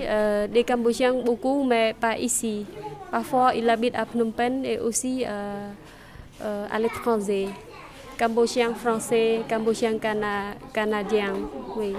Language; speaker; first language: French; non-native, learner; Khmer